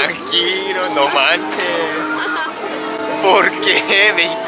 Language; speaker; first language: Spanish; non-native, learner; Japanese